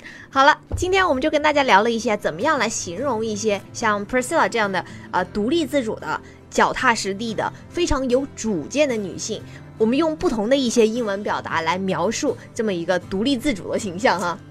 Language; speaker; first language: Chinese; native; Chinese